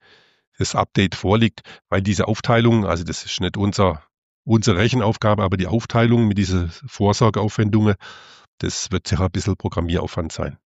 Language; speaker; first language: German; native; German